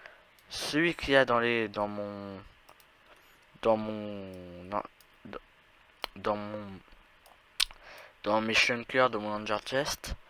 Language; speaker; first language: French; native; French